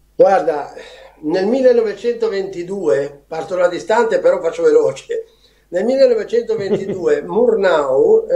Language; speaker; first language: Italian; native; Italian